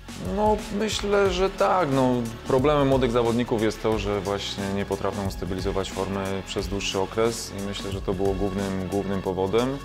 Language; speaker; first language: Polish; native; Polish